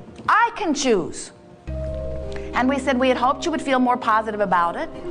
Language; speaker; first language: English; native; English